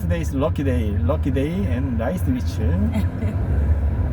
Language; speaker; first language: English; non-native, learner; Korean